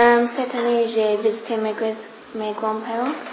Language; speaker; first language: French; non-native, learner; English